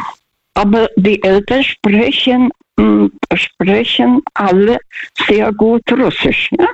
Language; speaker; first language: German; non-native, fluent; Russian